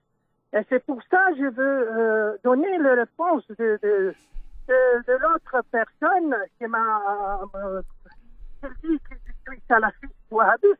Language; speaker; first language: French; non-native, local second language; Dutch